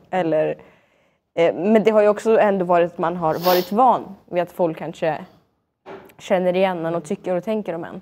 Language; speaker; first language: Swedish; early bilingual, other home language; Russian